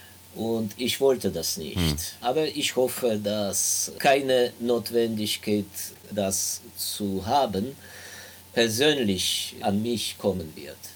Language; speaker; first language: German; non-native, fluent; Ukrainian